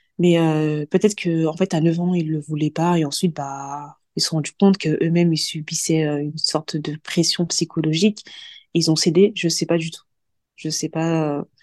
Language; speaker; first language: French; early bilingual, other home language; Mandingo